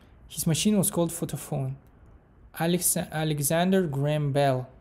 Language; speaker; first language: English; non-native, fluent; Kazakh